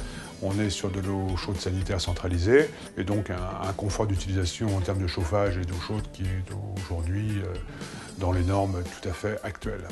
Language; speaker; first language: French; native; French